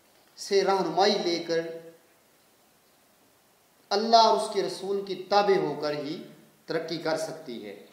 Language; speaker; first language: Urdu; native; Urdu